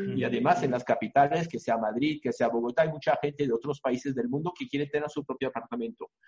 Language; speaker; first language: Spanish; non-native, fluent; French